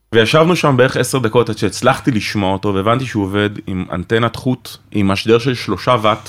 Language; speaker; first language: Hebrew; native; Hebrew